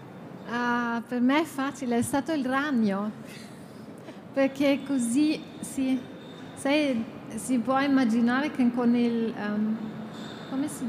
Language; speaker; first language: Italian; non-native, fluent; German